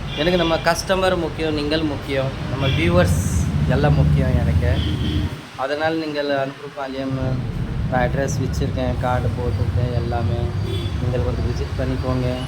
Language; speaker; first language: Tamil; non-native, local second language; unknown